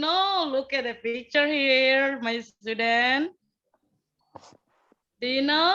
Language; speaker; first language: English; non-native, learner; Indonesian